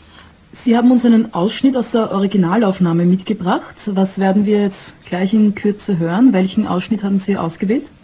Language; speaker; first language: German; native; German